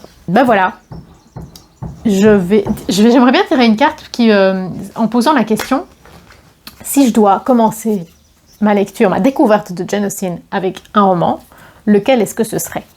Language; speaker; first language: French; native; French